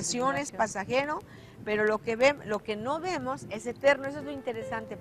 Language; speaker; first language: Spanish; native; Spanish